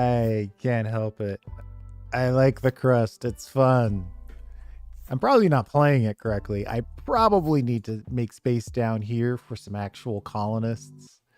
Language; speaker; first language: English; native; English